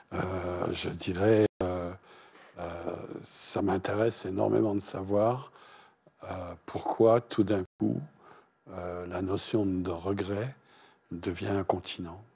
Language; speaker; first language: French; native; French